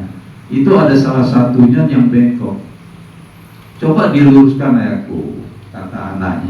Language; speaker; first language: Indonesian; native; Indonesian